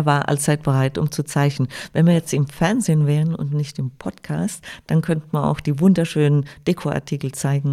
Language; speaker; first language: German; native; German